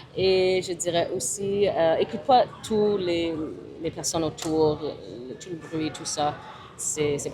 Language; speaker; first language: French; early bilingual, other home language; English